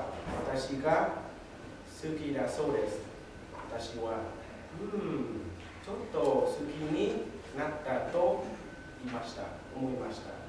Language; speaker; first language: Japanese; non-native, learner; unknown